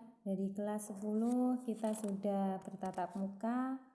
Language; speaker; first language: Indonesian; native; Indonesian